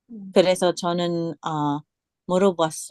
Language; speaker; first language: Korean; non-native, learner; English